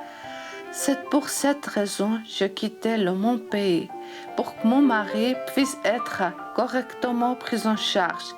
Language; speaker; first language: French; non-native, learner; Georgian